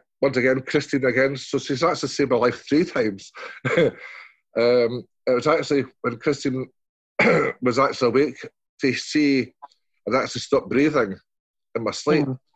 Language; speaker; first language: English; native; English